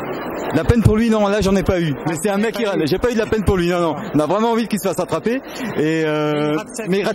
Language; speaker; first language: French; native; French